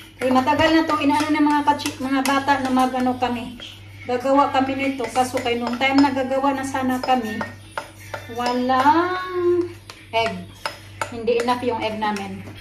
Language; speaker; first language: Filipino; non-native, local second language; Cebuano